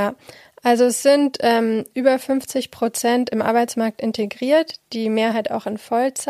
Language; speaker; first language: German; native; German